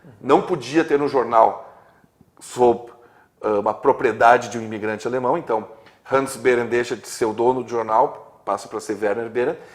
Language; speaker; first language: Portuguese; native; Portuguese